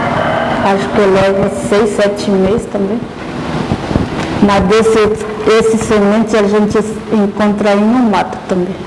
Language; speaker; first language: Portuguese; non-native, local second language; Guarani